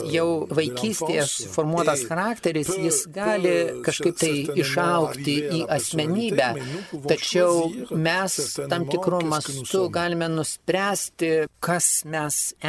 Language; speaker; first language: Lithuanian; non-native, fluent; Italian